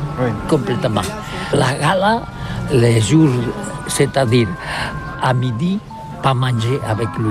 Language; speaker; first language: French; non-native, learner; Catalan